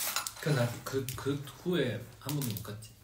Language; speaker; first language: Korean; non-native, fluent; Chinese